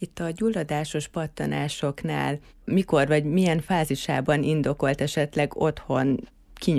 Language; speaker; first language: Hungarian; native; Hungarian